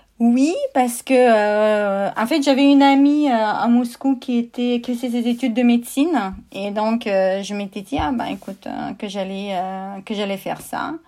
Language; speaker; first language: French; non-native, fluent; Russian